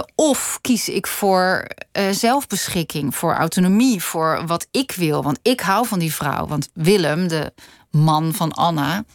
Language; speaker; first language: Dutch; native; Dutch